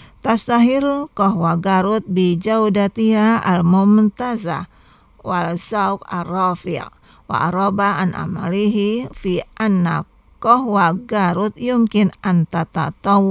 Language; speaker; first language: Arabic; non-native, fluent; Indonesian